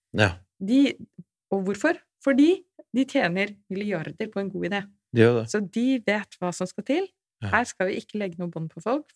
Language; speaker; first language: Norwegian; native; Norwegian